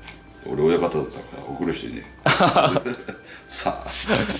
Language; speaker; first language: Japanese; native; Japanese